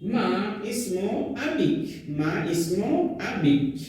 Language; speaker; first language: Arabic; non-native, learner; Hindi